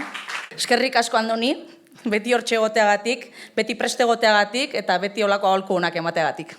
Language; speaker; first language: Basque; native; Basque